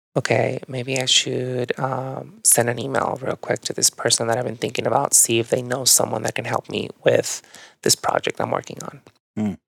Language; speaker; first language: English; early bilingual, other home language; Spanish